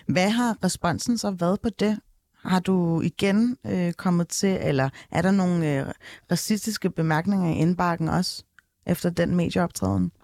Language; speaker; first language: Danish; early bilingual, other home language; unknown